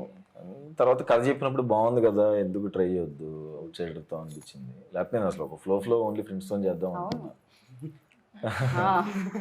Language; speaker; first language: Telugu; native; Telugu